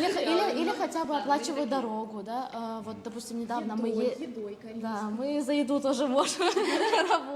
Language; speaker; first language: Russian; native; Russian